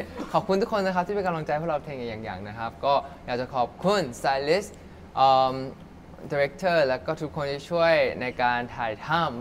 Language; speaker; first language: Korean; non-native, fluent; Thai